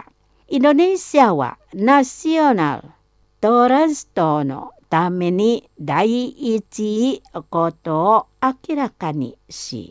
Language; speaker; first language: Japanese; non-native, fluent; Indonesian